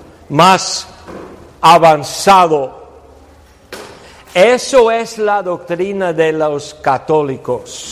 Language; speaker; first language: Spanish; non-native, fluent; English